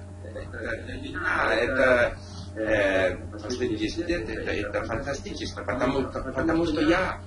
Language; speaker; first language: Russian; non-native, learner; English